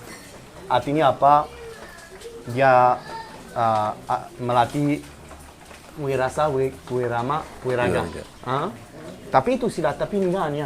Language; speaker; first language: Indonesian; non-native, learner; French